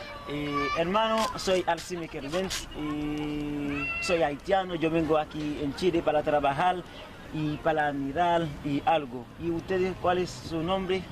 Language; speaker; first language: Spanish; non-native, learner; Haitian Creole